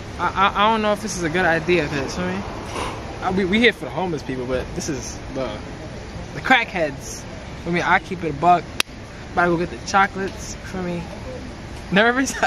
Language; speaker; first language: English; native; English